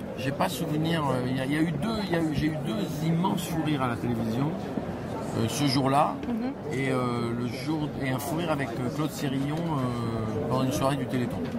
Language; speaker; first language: French; early bilingual, heritage; French